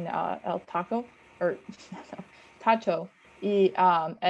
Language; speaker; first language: Spanish; non-native, learner; English